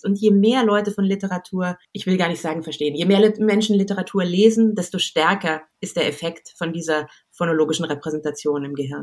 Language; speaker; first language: German; native; German